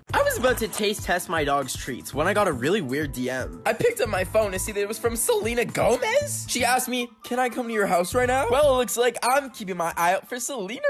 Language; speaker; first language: English; native; English